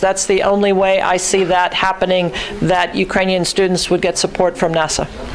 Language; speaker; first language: English; early bilingual, other home language; Ukrainian